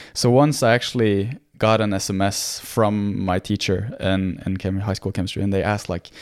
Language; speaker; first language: English; non-native, fluent; Norwegian